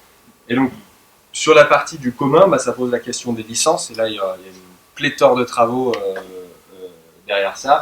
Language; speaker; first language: French; native; French